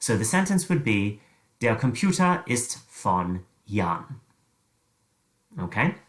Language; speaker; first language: German; non-native, fluent; English